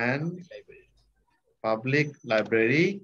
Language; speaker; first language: English; non-native, fluent; Bangla